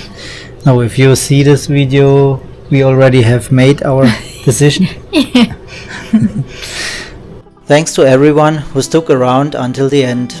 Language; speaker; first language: English; non-native, learner; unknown